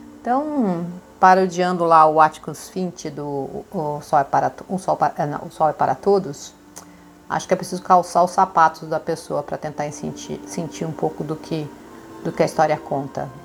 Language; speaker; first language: Portuguese; native; Portuguese